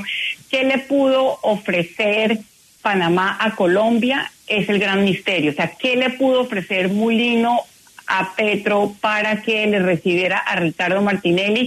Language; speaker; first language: Spanish; native; Spanish